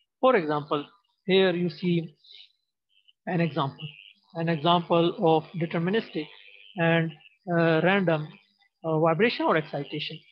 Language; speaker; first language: English; non-native, local second language; Pashto